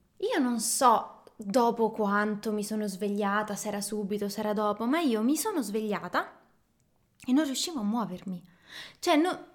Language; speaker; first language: Italian; native; Italian